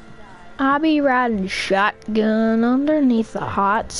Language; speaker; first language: English; native; English